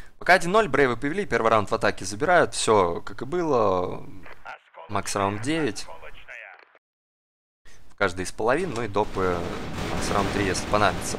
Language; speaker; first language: Russian; native; Russian